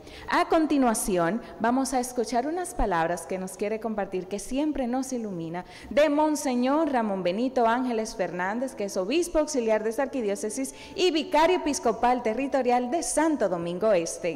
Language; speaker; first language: Spanish; native; Spanish